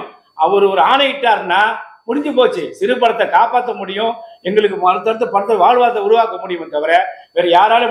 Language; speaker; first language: Tamil; native; Tamil